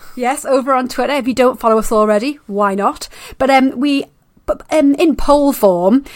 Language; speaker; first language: English; native; English